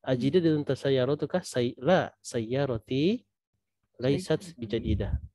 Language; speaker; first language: Arabic; non-native, learner; Indonesian